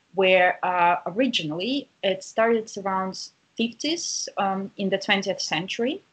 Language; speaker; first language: English; non-native, fluent; Russian